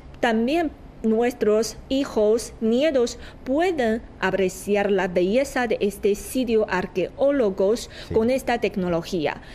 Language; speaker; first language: Spanish; non-native, fluent; Chinese